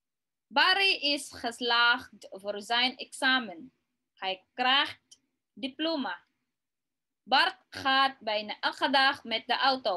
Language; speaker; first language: Dutch; non-native, learner; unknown